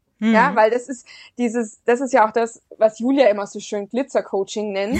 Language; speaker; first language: German; native; German